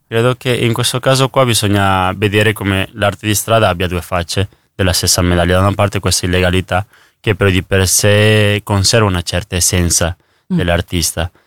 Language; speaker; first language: Italian; early bilingual, other home language; Spanish